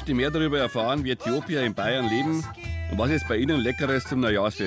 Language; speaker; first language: German; native; German